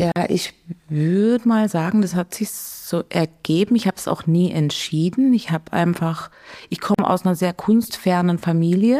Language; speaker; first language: German; native; German